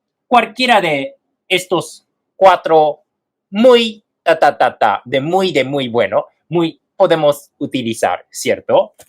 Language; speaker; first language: Spanish; non-native, fluent; Japanese